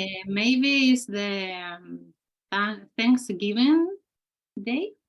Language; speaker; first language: English; non-native, learner; Spanish